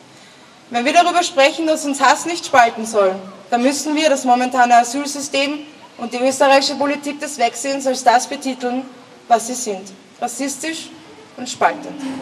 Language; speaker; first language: German; native; German